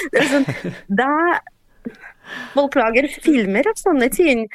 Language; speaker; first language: Norwegian; non-native, fluent; Ukrainian